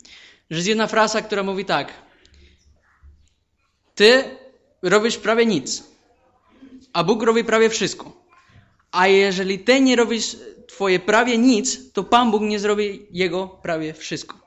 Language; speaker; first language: Polish; non-native, fluent; Spanish